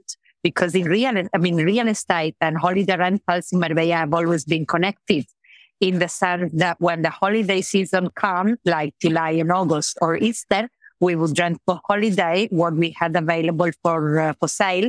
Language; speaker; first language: English; non-native, fluent; Italian